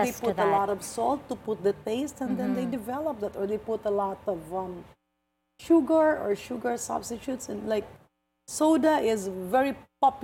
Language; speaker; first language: English; non-native, local second language; Hiligaynon